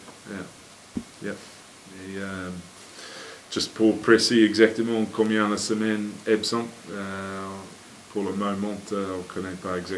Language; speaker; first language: French; non-native, fluent; English